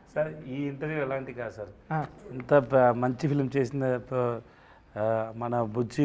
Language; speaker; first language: Telugu; non-native, learner; Tamil